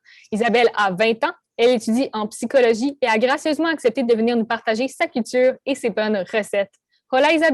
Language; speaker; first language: French; native; French